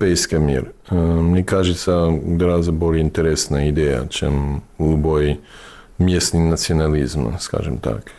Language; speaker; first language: Russian; non-native, fluent; English